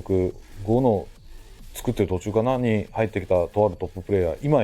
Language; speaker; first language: Japanese; native; Japanese